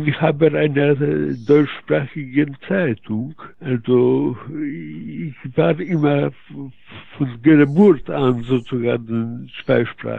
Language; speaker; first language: German; non-native, fluent; Polish